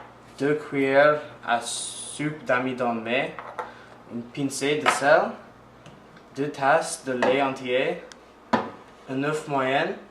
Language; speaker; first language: French; non-native, learner; English